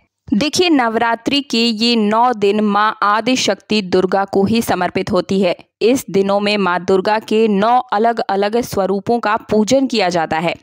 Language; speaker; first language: Hindi; native; Hindi